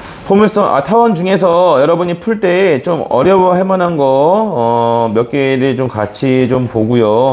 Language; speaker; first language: Korean; native; Korean